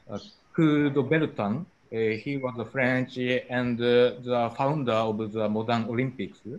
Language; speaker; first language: English; non-native, learner; Japanese